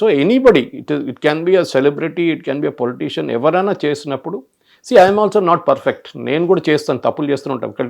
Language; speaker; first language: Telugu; non-native, local second language; Malayalam